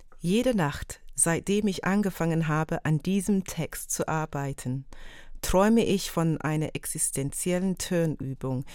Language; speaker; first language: German; non-native, fluent; English